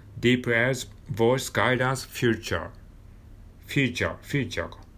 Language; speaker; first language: English; non-native, learner; Japanese